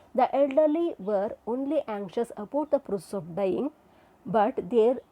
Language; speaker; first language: English; non-native, local second language; Kannada